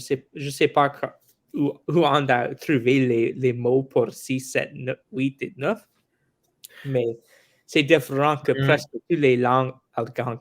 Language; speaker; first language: French; non-native, local second language; English